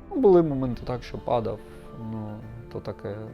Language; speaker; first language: Ukrainian; native; Ukrainian